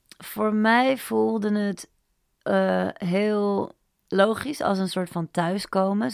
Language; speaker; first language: Dutch; native; Dutch